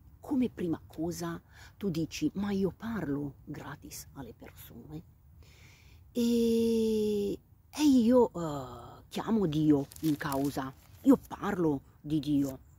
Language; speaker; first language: Italian; non-native, fluent; Romanian